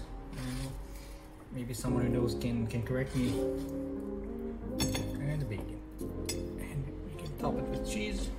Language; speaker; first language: English; non-native, local second language; Filipino